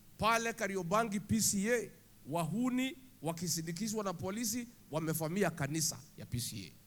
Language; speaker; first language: Swahili; non-native, local second language; Kikuyu